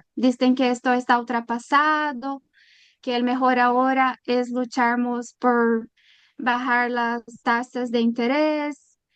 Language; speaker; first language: Spanish; non-native, learner; Portuguese